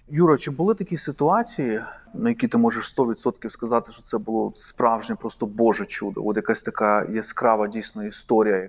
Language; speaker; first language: Ukrainian; native; Ukrainian